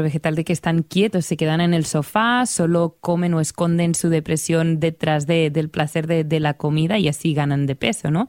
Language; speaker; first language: Spanish; native; Spanish